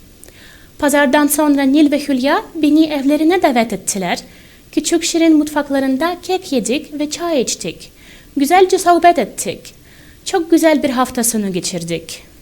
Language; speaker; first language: Turkish; non-native, fluent; Russian